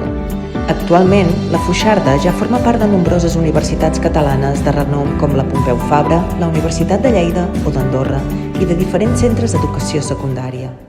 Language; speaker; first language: Catalan; native; Catalan